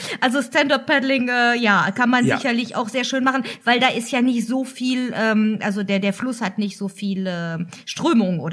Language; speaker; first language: German; native; German